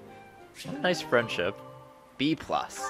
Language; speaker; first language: English; native; English